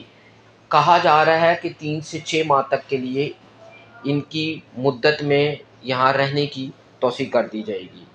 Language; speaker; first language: Urdu; non-native, local second language; Punjabi